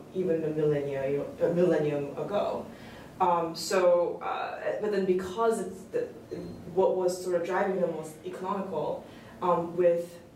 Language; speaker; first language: English; early bilingual, other home language; Korean